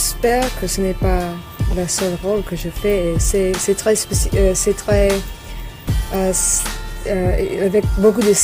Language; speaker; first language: French; non-native, learner; English